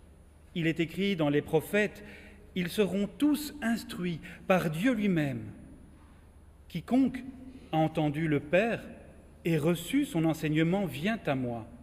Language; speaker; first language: French; native; French